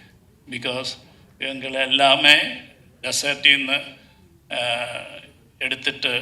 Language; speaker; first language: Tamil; non-native, learner; Malayalam